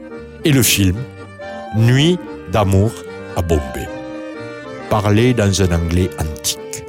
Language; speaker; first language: French; native; French